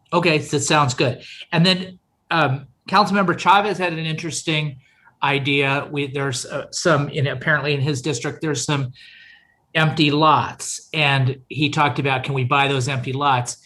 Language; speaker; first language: English; native; English